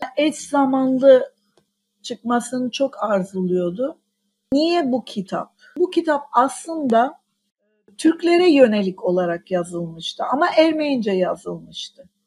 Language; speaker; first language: Turkish; non-native, local second language; Armenian